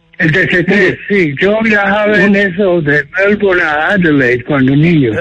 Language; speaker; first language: Spanish; non-native, fluent; English